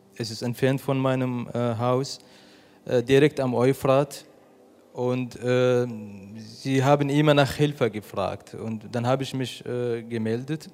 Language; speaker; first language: German; non-native, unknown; Arabic